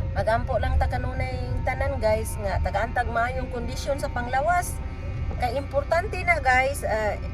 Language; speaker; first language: Filipino; non-native, local second language; Cebuano